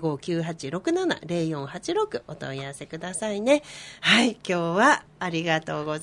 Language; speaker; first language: Japanese; native; Japanese